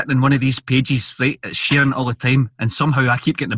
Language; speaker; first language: English; native; English